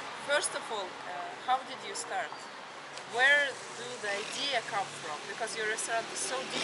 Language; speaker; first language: English; non-native, fluent; Russian